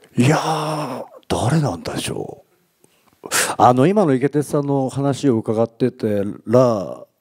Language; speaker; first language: Japanese; native; Japanese